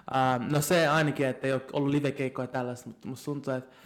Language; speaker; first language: Finnish; native; Finnish